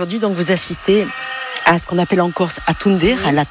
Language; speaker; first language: French; native; French